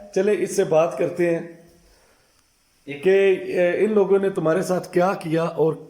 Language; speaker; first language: Urdu; non-native, local second language; Punjabi